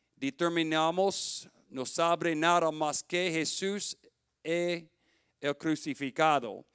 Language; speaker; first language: Spanish; non-native, learner; English